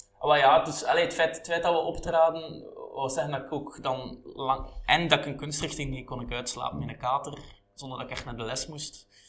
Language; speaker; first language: Dutch; native; Dutch